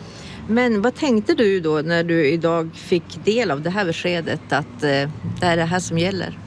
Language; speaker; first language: Swedish; native; Swedish